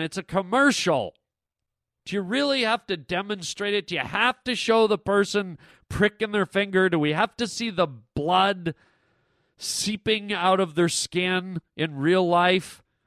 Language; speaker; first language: English; native; English